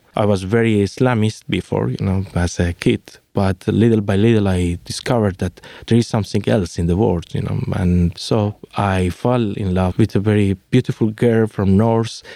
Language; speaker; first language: English; non-native, fluent; Persian